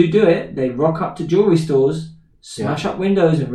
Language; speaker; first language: English; native; English